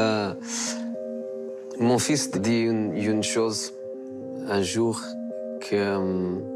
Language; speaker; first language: French; non-native, fluent; Portuguese